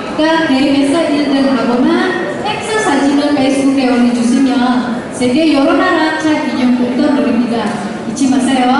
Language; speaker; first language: Korean; non-native, fluent; Indonesian